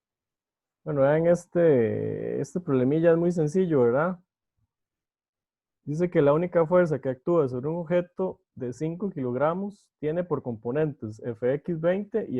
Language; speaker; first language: Spanish; native; Spanish